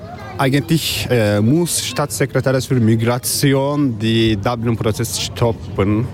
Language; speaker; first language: German; non-native, learner; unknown